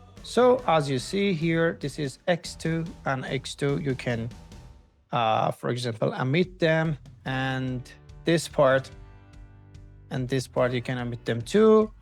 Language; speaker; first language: English; non-native, fluent; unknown